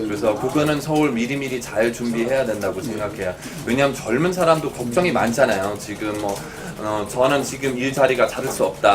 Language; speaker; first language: Korean; non-native, fluent; German